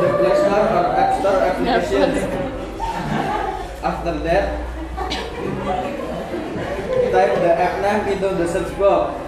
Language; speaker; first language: English; non-native, learner; Indonesian